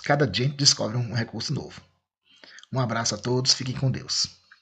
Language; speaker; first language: Portuguese; native; Portuguese